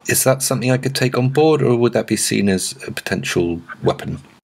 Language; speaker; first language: English; native; English